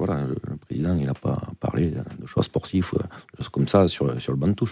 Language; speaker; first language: French; native; French